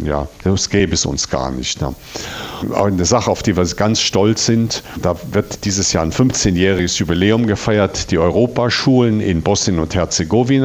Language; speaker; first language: German; native; German